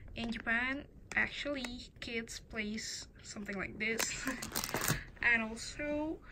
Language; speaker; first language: English; non-native, learner; Indonesian